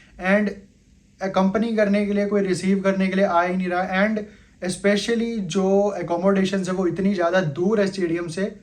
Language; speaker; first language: Hindi; native; Hindi